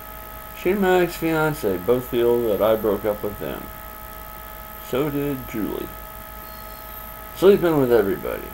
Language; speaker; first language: English; native; English